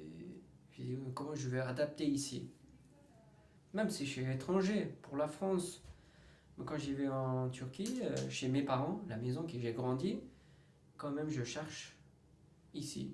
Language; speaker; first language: French; non-native, learner; Turkish